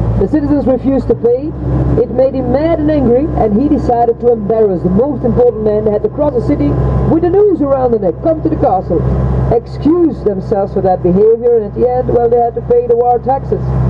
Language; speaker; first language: English; non-native, fluent; Dutch